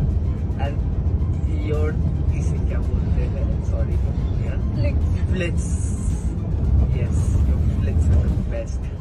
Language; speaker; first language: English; non-native, local second language; Hindi